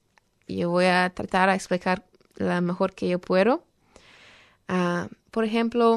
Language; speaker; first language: Spanish; non-native, fluent; English